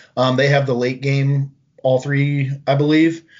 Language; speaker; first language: English; native; English